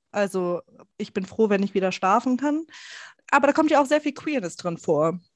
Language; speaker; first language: German; native; German